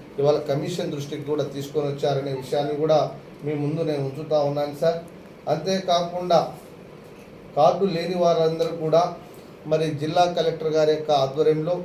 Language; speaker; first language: Telugu; non-native, local second language; Lambadi